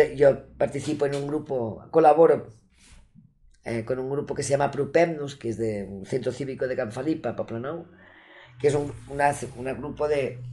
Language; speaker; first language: Spanish; non-native, local second language; Catalan